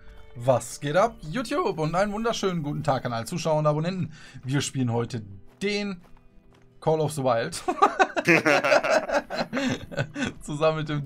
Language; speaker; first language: German; native; German